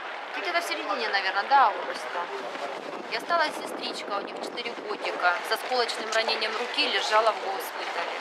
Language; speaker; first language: Russian; native; Russian